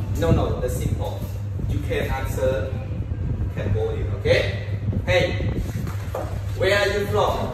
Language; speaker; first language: English; non-native, learner; Khmer